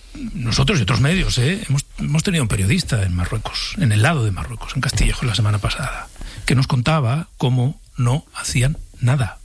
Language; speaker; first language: Spanish; native; Spanish